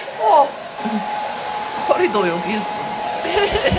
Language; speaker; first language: Korean; non-native, learner; English